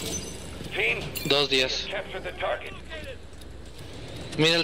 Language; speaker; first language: Spanish; native; Spanish